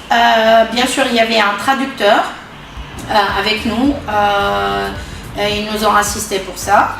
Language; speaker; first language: French; non-native, local second language; Arabic